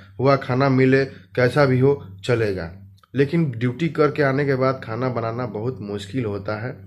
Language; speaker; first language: Hindi; native; Hindi